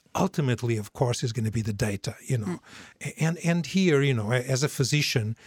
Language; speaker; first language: English; non-native, fluent; Portuguese